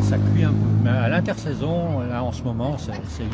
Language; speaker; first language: French; native; French